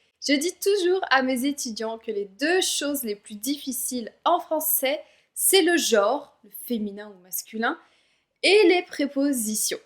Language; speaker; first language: French; native; French